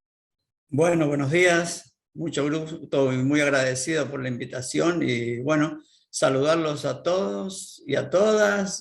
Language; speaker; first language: Spanish; native; Spanish